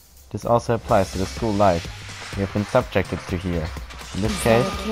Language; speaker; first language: English; non-native, fluent; German